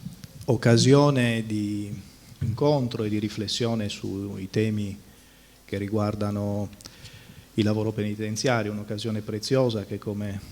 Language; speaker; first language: Italian; native; Italian